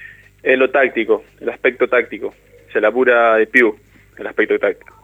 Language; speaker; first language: Italian; non-native, learner; Spanish